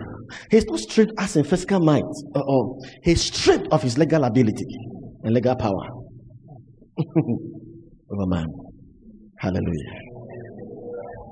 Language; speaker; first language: English; non-native, local second language; Akan